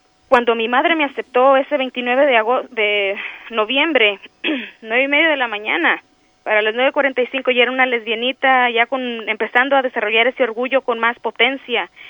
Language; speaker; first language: Spanish; early bilingual, heritage; Spanish